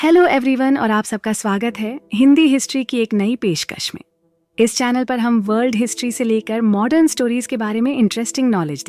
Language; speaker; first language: Hindi; native; Hindi